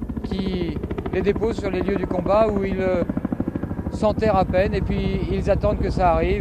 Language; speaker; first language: French; native; French